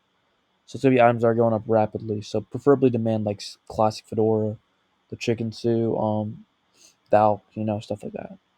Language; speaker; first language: English; native; English